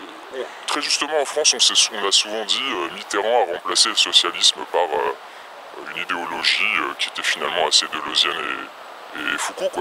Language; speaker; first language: French; native; French